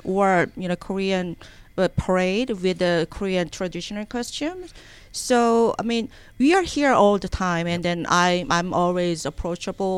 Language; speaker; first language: English; non-native, learner; Korean